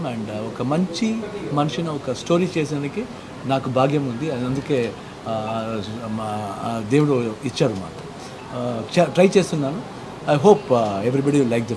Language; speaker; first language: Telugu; non-native, learner; Kannada